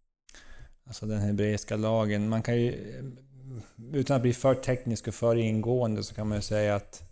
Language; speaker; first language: Swedish; native; Swedish